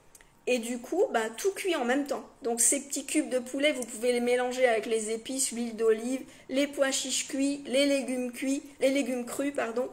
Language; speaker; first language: French; native; French